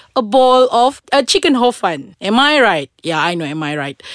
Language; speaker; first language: English; non-native, local second language; Malay